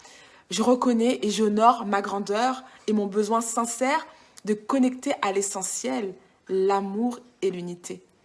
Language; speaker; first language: French; native; French